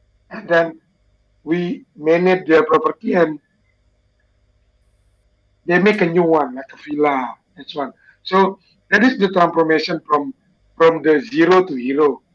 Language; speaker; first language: English; non-native, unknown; Indonesian